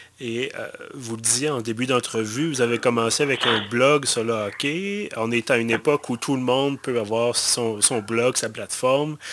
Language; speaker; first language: French; native; French